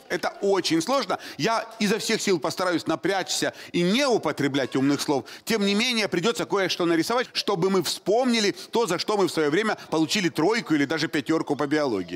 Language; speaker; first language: Russian; native; Russian